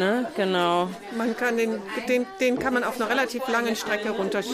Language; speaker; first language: German; native; German